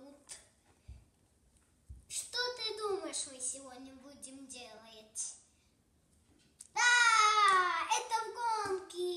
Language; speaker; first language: Russian; early bilingual, heritage; English